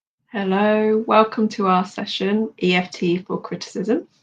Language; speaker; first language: English; native; English